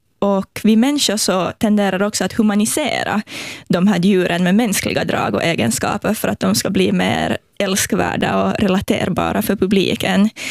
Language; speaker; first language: Swedish; native; Swedish